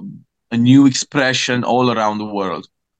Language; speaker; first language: English; non-native, fluent; Romanian